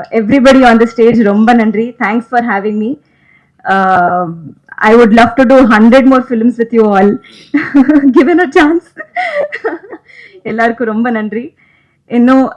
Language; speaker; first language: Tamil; non-native, local second language; Malayalam